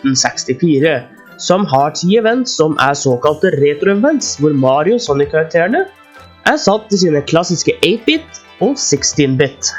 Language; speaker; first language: Norwegian; native; Norwegian